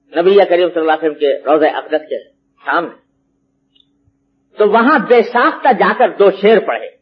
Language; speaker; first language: Urdu; native; Urdu